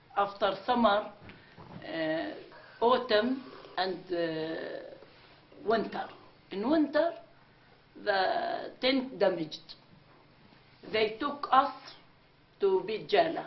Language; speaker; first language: English; non-native, learner; Arabic